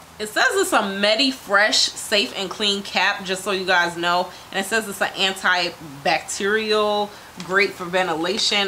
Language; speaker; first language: English; native; English